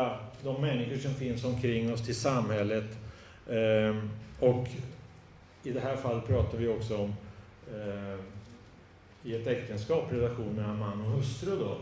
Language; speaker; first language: Swedish; native; Swedish